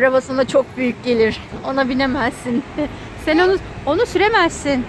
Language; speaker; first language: Turkish; native; Turkish